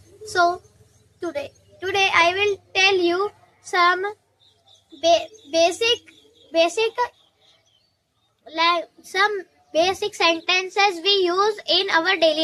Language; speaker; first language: English; non-native, learner; Hindi